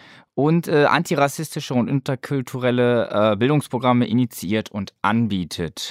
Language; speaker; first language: German; native; German